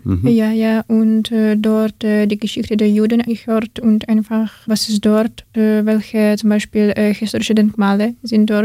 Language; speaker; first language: German; non-native, learner; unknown